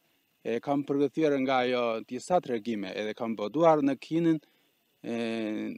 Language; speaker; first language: Albanian; non-native, fluent; Chinese